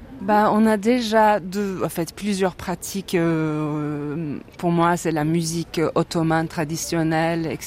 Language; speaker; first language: French; non-native, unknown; Turkish